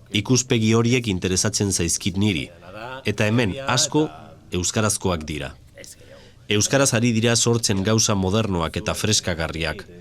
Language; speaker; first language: Basque; non-native, local second language; Spanish